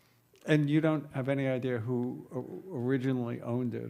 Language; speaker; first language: English; native; English